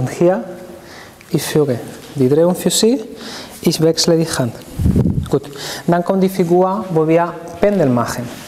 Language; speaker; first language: German; non-native, fluent; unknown